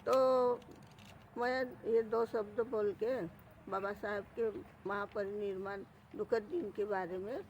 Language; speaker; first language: Hindi; non-native, local second language; Marathi